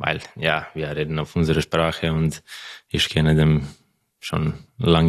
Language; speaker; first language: German; non-native, learner; Croatian